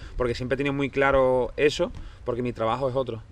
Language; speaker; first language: Spanish; native; Spanish